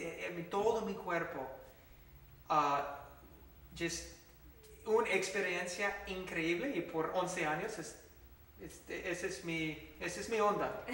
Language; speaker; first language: Spanish; non-native, fluent; English